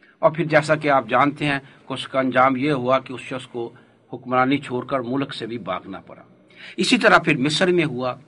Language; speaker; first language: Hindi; native; Hindi